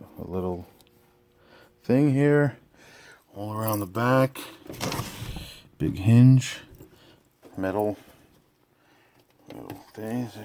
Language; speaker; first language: English; native; English